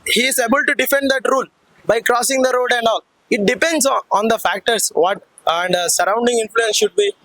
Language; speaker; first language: English; non-native, local second language; Telugu